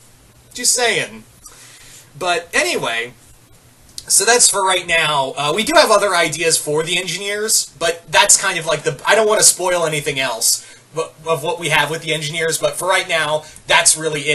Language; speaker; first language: English; native; English